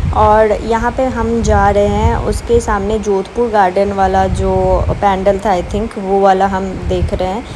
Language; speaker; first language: Hindi; non-native, local second language; Bangla